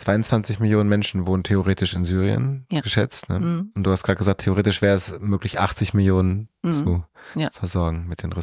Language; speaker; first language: German; native; German